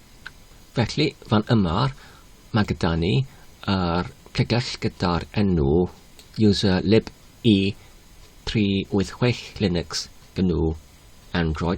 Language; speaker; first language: Welsh; non-native, learner; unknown